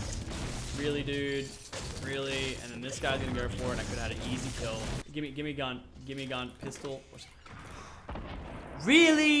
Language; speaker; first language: English; native; English